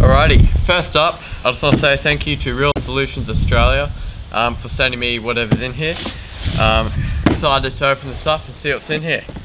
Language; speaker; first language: English; native; English